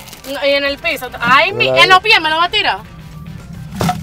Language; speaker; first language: Spanish; native; Spanish